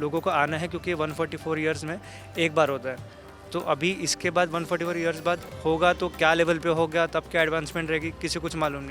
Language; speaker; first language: Hindi; native; Hindi